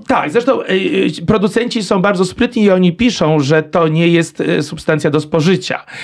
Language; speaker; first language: Polish; native; Polish